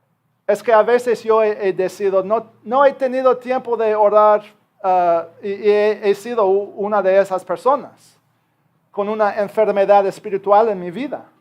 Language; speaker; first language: Spanish; non-native, fluent; English